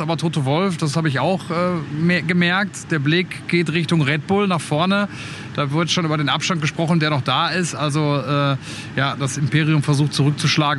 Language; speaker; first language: German; native; German